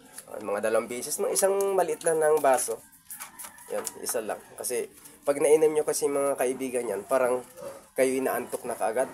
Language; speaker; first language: Filipino; native; Filipino